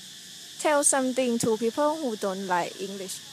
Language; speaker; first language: English; non-native, learner; Thai